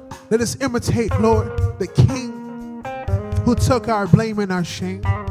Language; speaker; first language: English; early bilingual, other home language; Haitian Creole